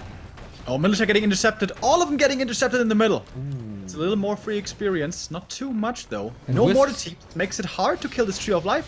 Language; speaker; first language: English; non-native, fluent; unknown